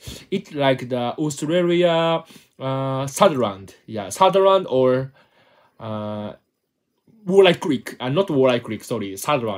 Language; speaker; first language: English; non-native, learner; Japanese